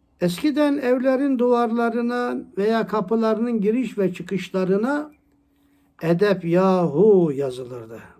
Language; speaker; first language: Turkish; native; Turkish